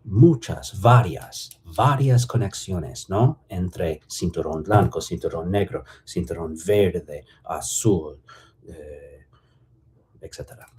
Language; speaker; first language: Spanish; non-native, fluent; English